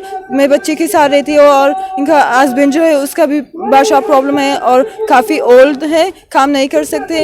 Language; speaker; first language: Hindi; non-native, fluent; Persian